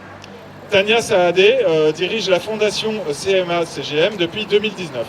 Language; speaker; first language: French; native; French